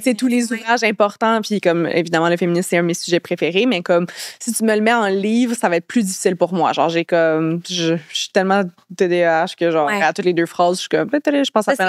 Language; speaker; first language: French; native; French